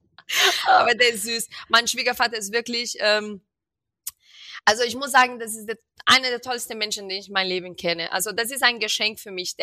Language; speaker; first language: German; non-native, fluent; Portuguese